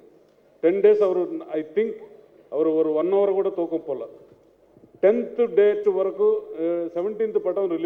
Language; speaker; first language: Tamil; non-native, learner; Telugu